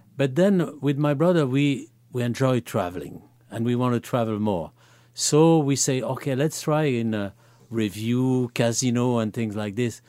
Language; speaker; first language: English; non-native, fluent; French